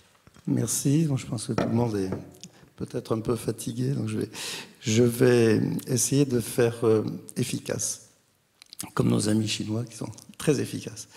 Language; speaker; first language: French; native; French